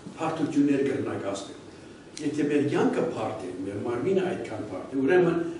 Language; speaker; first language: Armenian; early bilingual, heritage; Armenian